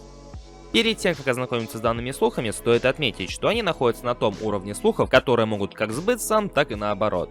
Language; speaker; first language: Russian; native; Russian